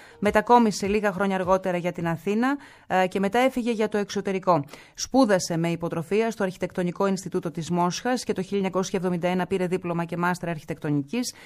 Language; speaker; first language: Greek; native; Greek